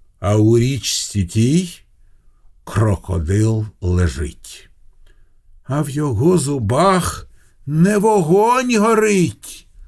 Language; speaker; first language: Ukrainian; non-native, local second language; Russian